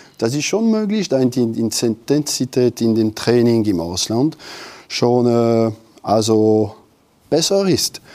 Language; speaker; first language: German; non-native, local second language; French